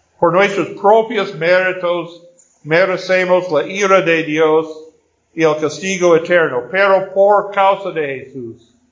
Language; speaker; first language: Spanish; non-native, fluent; Portuguese